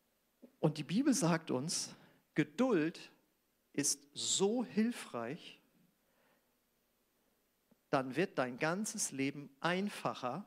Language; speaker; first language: German; native; German